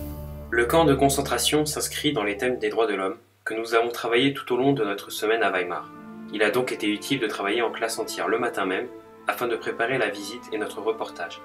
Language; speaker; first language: French; native; French